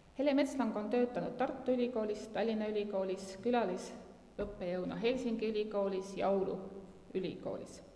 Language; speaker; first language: Estonian; native; Estonian